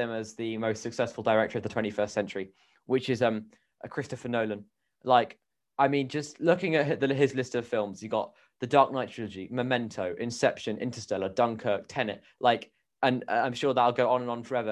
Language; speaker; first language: English; native; English